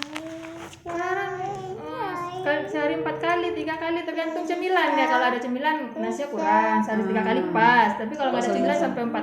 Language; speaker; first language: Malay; non-native, local second language; Achinese